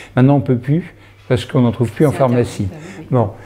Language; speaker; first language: French; native; French